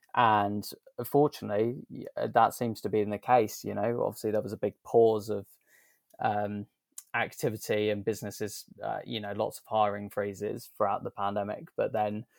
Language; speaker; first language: English; native; English